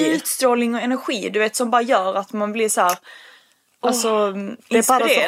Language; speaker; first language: Swedish; early bilingual, other home language; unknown